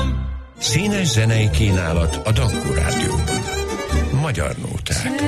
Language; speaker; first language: Hungarian; native; Hungarian